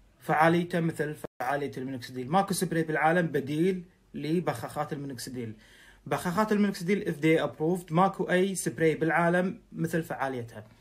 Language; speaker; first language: Arabic; native; Arabic